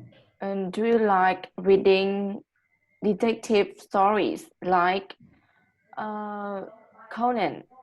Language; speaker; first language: English; non-native, learner; Vietnamese